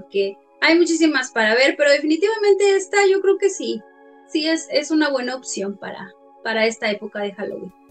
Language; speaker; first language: Spanish; native; Spanish